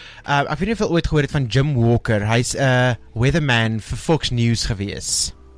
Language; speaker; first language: Afrikaans; native; Afrikaans